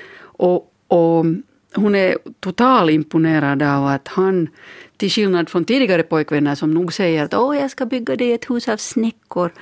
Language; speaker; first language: Swedish; native; Swedish